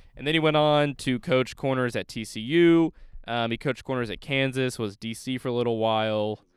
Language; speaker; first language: English; native; English